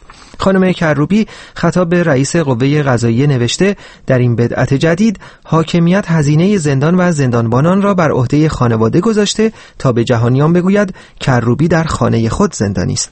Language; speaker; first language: Persian; native; Persian